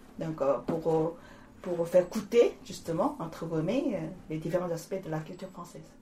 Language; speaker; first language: French; non-native, fluent; Korean